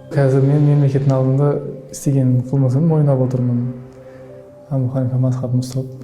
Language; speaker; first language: Kazakh; non-native, local second language; Uzbek